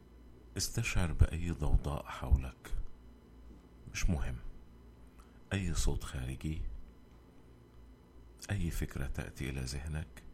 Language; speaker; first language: Arabic; native; Arabic